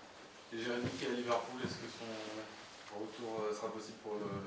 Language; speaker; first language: French; native; French